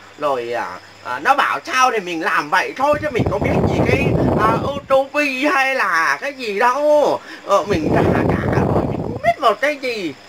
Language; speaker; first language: Vietnamese; non-native, local second language; Muong